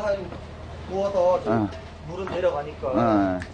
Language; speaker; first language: Korean; native; Korean